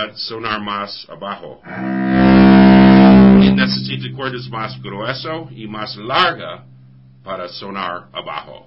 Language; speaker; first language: Spanish; non-native, learner; English